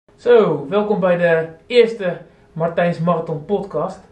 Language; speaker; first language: Dutch; native; Dutch